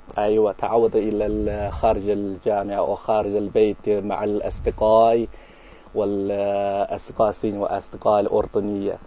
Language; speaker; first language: Arabic; non-native, learner; Chinese